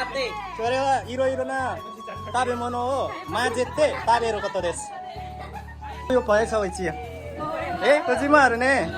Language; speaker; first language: Japanese; non-native, learner; Nepali